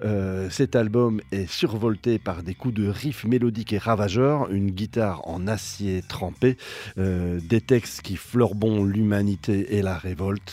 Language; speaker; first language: French; native; French